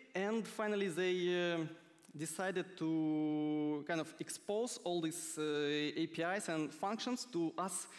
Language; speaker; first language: English; non-native, fluent; Russian